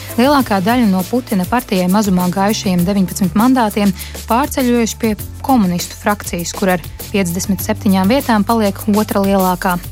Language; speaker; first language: Latvian; native; Latvian